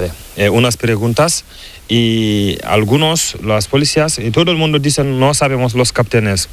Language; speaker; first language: Spanish; non-native, learner; Fula